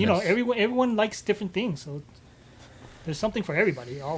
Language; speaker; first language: English; native; English